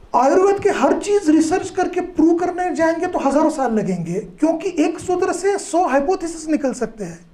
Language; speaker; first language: Hindi; non-native, local second language; Marathi